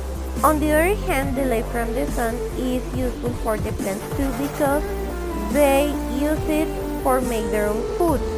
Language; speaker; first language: English; non-native, fluent; Spanish